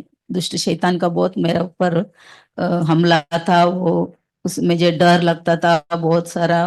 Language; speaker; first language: Hindi; non-native, local second language; Malayalam